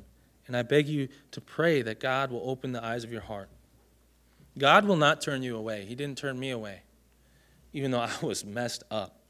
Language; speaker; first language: English; native; English